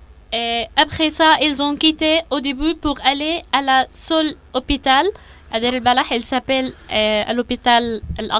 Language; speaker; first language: French; non-native, learner; Arabic